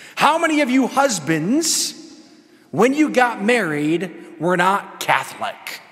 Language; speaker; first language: English; native; English